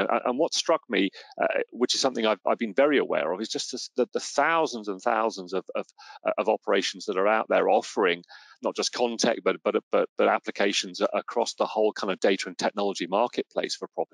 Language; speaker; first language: English; native; English